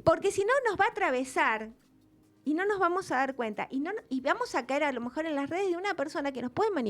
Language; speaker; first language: Spanish; native; Spanish